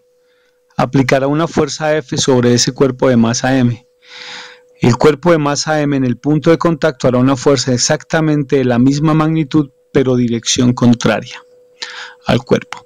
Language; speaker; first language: Spanish; native; Spanish